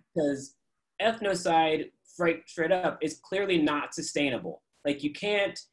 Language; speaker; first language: English; native; English